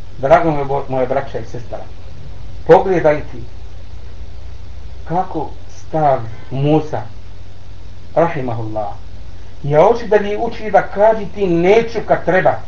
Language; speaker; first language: Bosnian; non-native, learner; Arabic